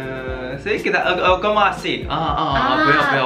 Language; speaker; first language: Spanish; non-native, learner; Chinese